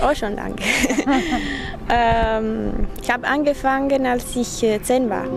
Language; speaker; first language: German; non-native, fluent; Italian